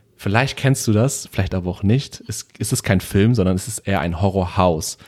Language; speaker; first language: German; early bilingual, other home language; Vietnamese